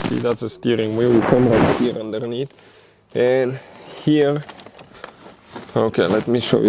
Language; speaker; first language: English; non-native, fluent; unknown